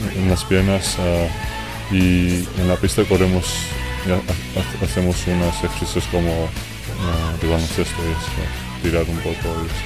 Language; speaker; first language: Spanish; non-native, fluent; Georgian